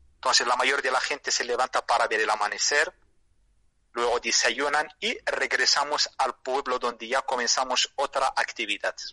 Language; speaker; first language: Spanish; non-native, fluent; Arabic